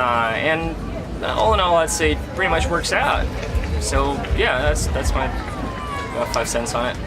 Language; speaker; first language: English; non-native, fluent; Russian